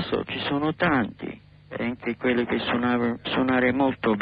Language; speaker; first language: Italian; non-native, learner; English